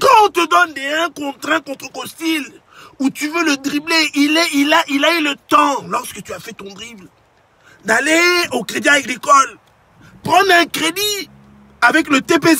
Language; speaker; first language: French; native; French